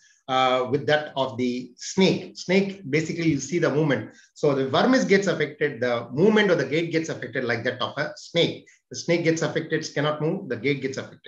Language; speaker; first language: English; non-native, local second language; Telugu